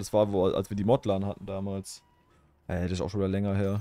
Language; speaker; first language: German; native; German